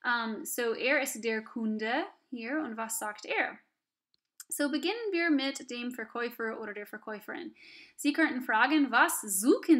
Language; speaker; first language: German; non-native, fluent; English